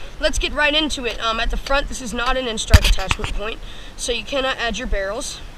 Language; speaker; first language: English; native; English